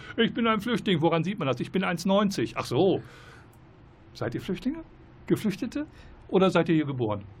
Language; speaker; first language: German; native; German